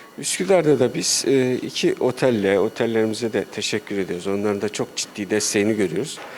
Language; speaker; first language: Turkish; native; Turkish